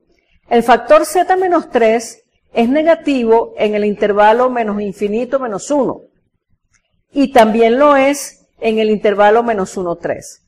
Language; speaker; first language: Spanish; native; Spanish